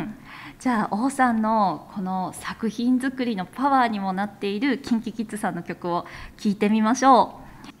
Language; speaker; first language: Japanese; native; Japanese